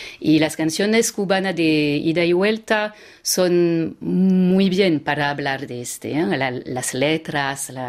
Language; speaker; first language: Spanish; non-native, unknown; French